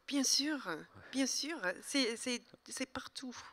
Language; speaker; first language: French; non-native, learner; English